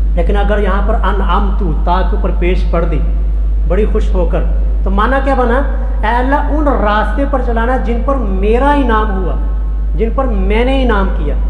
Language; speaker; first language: Urdu; non-native, local second language; Punjabi